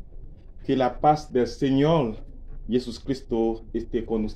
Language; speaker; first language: Spanish; non-native, learner; Haitian Creole